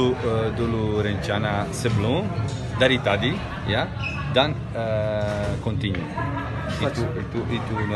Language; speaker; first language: Indonesian; non-native, learner; Serbian